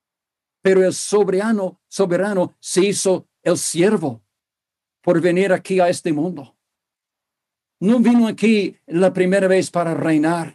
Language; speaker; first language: Spanish; non-native, fluent; English